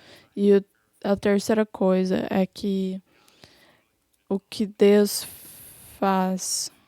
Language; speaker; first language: Portuguese; non-native, fluent; English